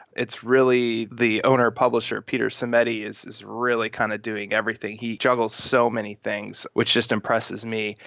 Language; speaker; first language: English; native; English